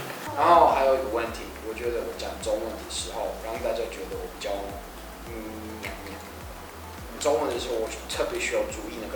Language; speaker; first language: Chinese; non-native, fluent; Polish